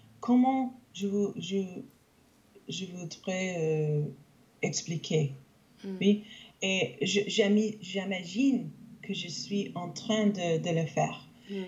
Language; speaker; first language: French; non-native, fluent; English